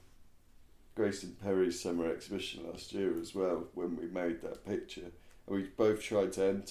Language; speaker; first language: English; native; English